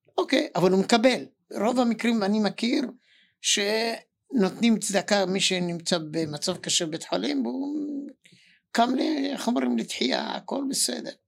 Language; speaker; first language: Hebrew; native; Hebrew